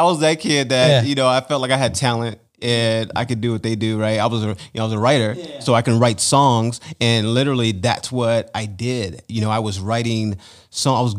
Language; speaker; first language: English; native; English